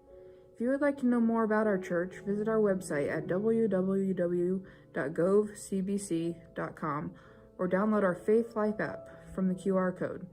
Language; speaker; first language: English; native; English